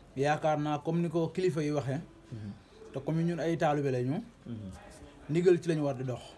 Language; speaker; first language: Wolof; native; Wolof